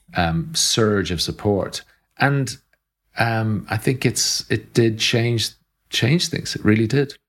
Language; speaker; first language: English; native; English